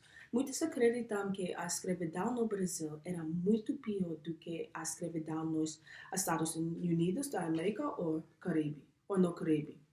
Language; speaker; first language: Portuguese; non-native, learner; English